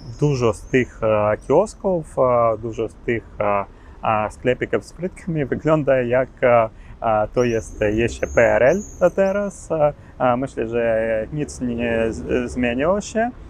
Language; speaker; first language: Polish; non-native, learner; Ukrainian